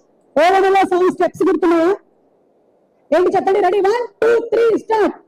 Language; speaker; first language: Telugu; native; Telugu